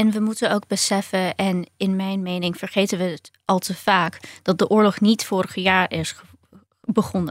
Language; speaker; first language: Dutch; early bilingual, other home language; Ukrainian